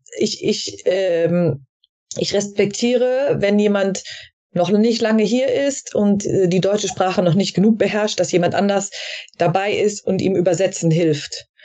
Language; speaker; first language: German; native; German